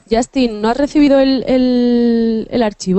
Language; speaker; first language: Spanish; native; Spanish